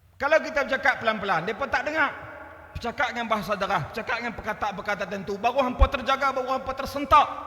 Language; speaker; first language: Malay; native; Malay